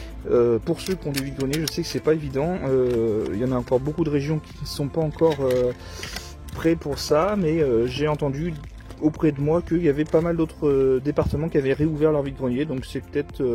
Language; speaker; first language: French; native; French